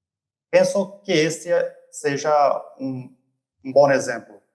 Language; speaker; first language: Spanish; non-native, fluent; Portuguese